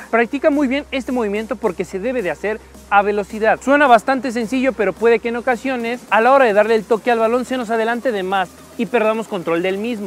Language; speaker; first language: Spanish; native; Spanish